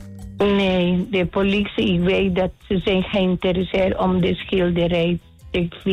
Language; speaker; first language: Dutch; non-native, learner; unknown